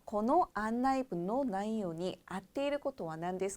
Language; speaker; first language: Japanese; non-native, fluent; Korean